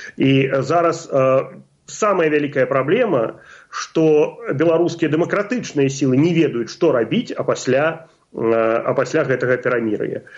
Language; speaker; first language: Belarusian; non-native, local second language; Russian